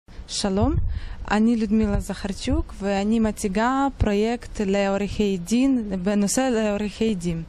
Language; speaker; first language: Hebrew; non-native, fluent; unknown